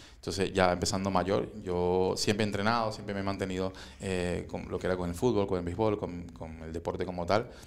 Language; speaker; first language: Spanish; native; Spanish